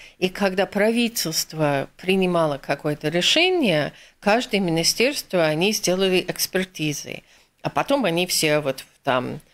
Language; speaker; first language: Russian; non-native, fluent; English